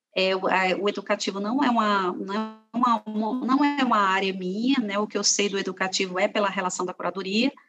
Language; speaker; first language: Portuguese; native; Portuguese